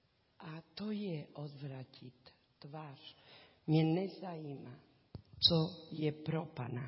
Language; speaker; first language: Czech; non-native, learner; Spanish